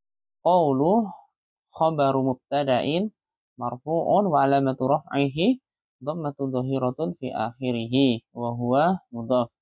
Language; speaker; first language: Arabic; non-native, learner; Indonesian